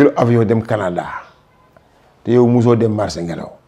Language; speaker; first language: French; non-native, local second language; Wolof